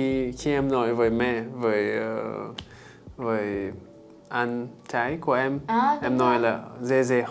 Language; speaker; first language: Vietnamese; non-native, learner; English